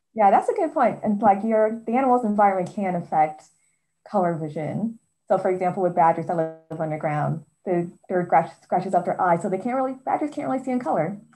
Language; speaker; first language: English; native; English